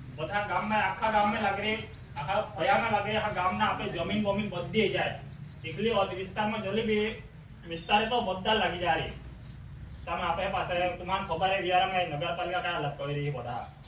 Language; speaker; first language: Gujarati; non-native, local second language; Gamit